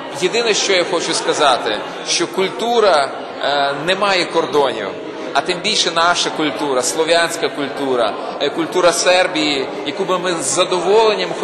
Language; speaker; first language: Ukrainian; native; Ukrainian